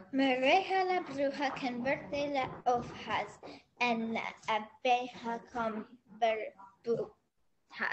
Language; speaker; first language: Spanish; non-native, learner; English